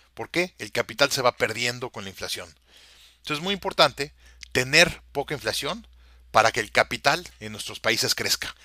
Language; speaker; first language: Spanish; native; Spanish